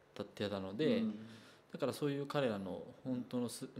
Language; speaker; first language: Japanese; native; Japanese